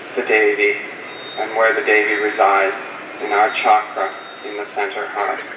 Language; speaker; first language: English; native; English